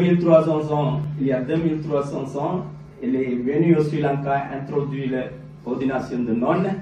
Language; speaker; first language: French; non-native, learner; Sinhala